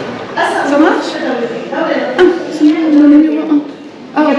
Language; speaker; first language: French; non-native, fluent; Arabic